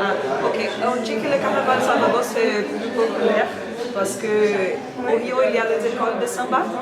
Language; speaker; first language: French; non-native, learner; Portuguese